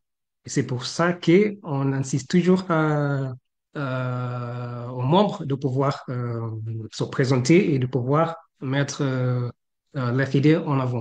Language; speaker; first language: French; non-native, fluent; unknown